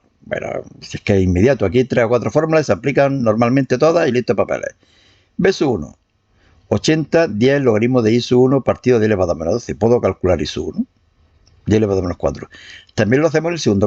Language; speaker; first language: Spanish; native; Spanish